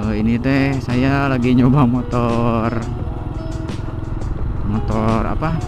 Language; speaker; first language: Indonesian; non-native, local second language; Sundanese